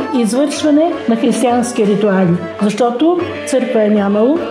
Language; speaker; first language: Bulgarian; native; Bulgarian